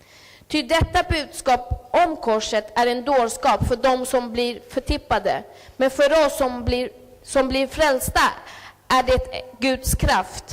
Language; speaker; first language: Swedish; early bilingual, other home language; Spanish